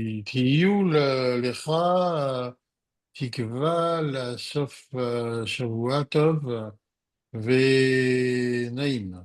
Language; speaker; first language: Hebrew; non-native, learner; French